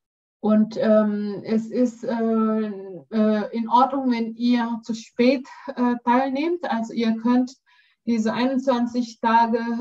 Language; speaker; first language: German; non-native, learner; Indonesian